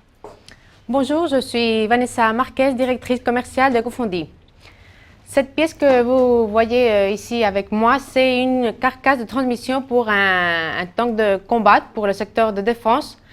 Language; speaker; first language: French; non-native, fluent; Spanish